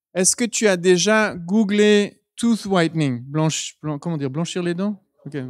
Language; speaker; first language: French; native; French